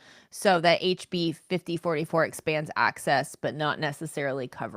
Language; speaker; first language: English; native; English